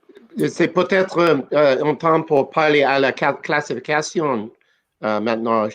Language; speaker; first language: French; non-native, local second language; English